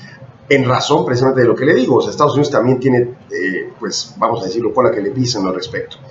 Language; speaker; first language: Spanish; native; Spanish